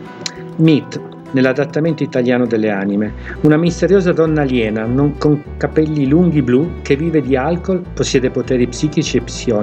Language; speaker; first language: Italian; native; Italian